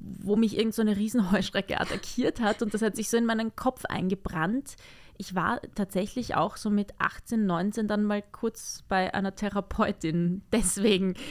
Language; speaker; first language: German; native; German